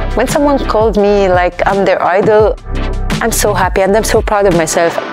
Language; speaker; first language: English; non-native, fluent; Arabic